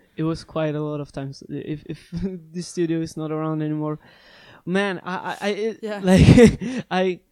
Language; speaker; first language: English; non-native, fluent; Polish